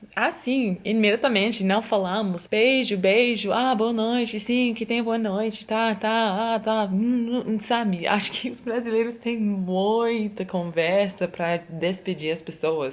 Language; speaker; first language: Portuguese; non-native, fluent; English